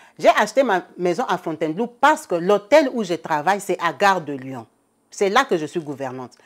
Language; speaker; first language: French; non-native, local second language; Lingala